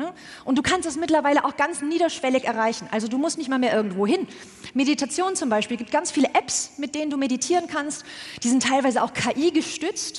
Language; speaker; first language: German; native; German